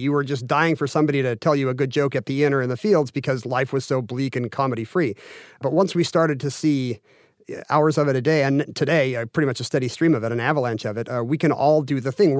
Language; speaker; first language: English; native; English